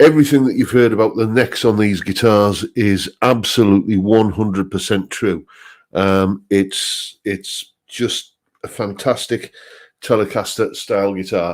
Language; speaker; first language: English; native; English